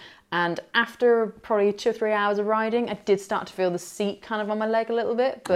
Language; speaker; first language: English; native; English